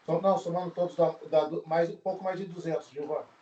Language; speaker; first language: Portuguese; native; Portuguese